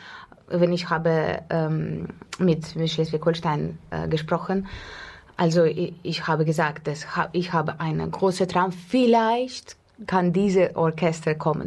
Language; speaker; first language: German; non-native, fluent; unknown